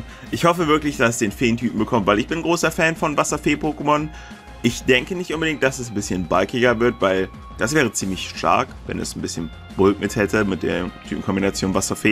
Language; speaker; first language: German; native; German